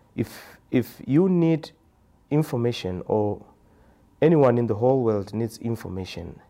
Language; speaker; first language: English; non-native, local second language; Tswana